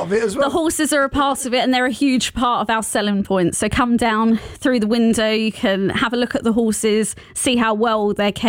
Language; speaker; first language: English; native; English